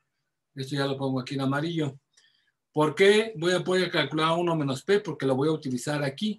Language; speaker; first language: Spanish; native; Spanish